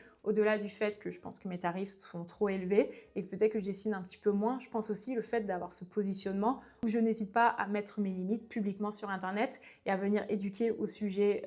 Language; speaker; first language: French; native; French